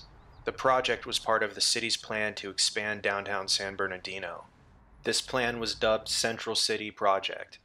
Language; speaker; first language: English; native; English